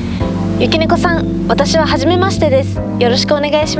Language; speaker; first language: Japanese; native; Japanese